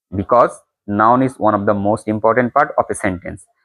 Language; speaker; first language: English; non-native, local second language; Bangla